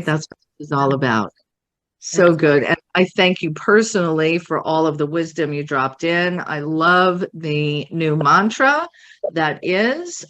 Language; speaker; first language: English; native; English